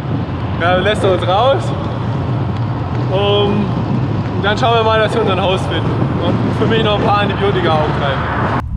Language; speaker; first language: German; native; German